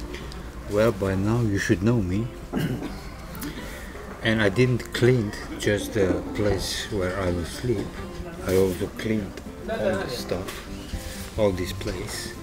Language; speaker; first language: English; non-native, fluent; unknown